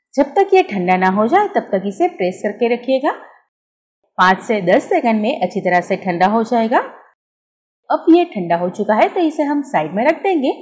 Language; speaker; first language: Hindi; non-native, local second language; Gujarati